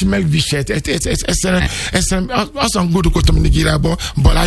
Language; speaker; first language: Hungarian; non-native, fluent; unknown